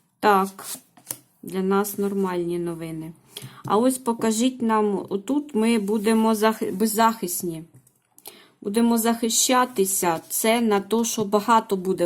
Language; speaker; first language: Ukrainian; native; Ukrainian